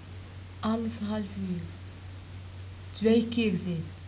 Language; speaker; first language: Dutch; non-native, learner; Arabic